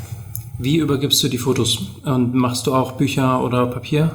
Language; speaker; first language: German; native; German